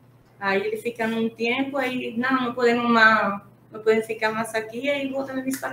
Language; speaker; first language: Portuguese; non-native, fluent; Spanish